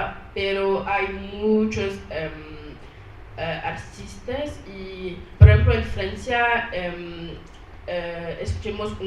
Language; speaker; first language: Spanish; non-native, learner; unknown